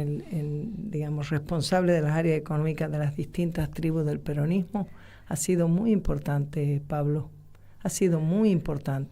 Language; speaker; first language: Spanish; native; Spanish